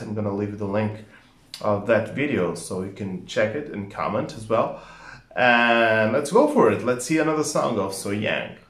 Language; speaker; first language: English; non-native, fluent; Portuguese